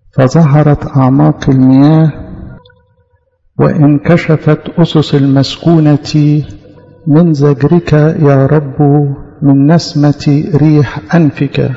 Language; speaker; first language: Arabic; native; Arabic